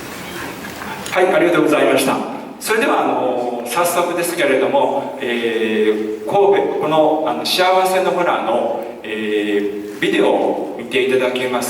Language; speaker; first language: Japanese; native; Japanese